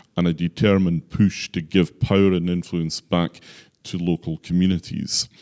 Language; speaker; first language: English; native; English